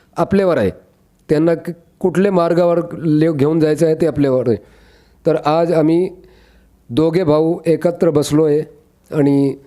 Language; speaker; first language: Marathi; non-native, local second language; Urdu